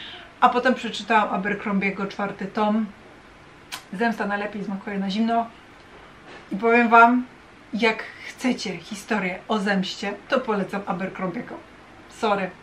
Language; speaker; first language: Polish; native; Polish